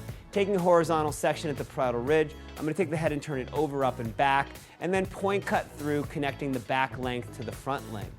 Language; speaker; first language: English; native; English